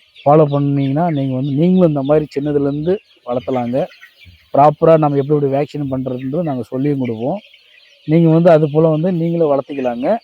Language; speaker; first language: Tamil; native; Tamil